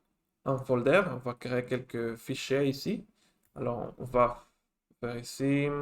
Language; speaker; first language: French; non-native, fluent; Spanish